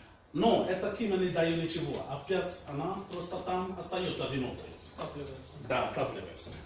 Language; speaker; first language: Russian; non-native, learner; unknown